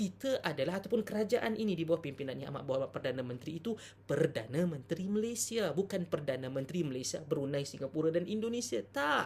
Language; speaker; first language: Malay; native; Malay